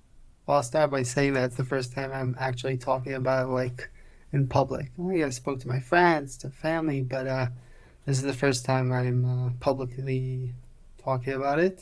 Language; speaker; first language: English; non-native, fluent; Hebrew